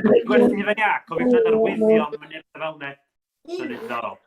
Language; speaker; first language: Welsh; native; Welsh